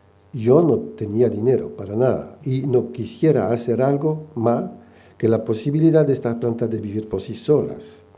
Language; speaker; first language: Spanish; non-native, fluent; French